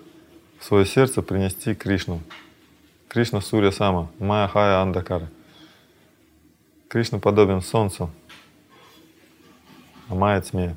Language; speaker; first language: Russian; native; Russian